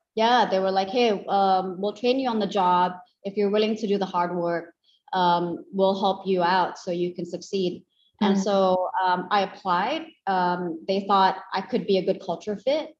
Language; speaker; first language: English; non-native, fluent; Indonesian